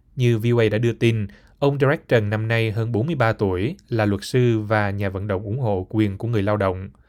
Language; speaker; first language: Vietnamese; native; Vietnamese